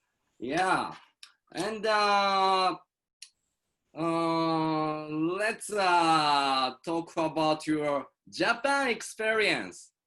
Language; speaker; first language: English; non-native, learner; Japanese